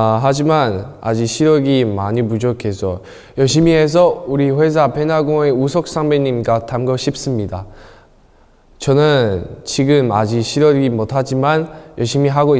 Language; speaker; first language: Korean; non-native, learner; Chinese